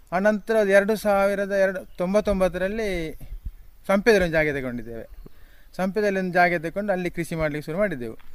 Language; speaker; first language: Kannada; native; Kannada